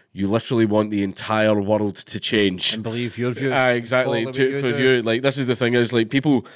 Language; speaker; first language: English; native; English